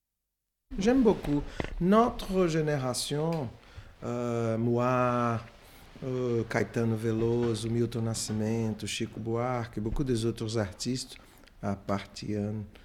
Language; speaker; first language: French; non-native, fluent; Portuguese